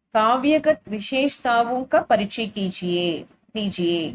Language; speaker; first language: Hindi; non-native, local second language; Tamil